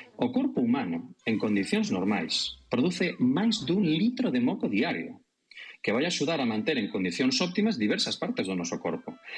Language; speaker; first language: Galician; non-native, local second language; Spanish